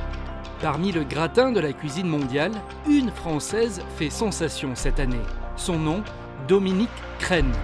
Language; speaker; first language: French; native; French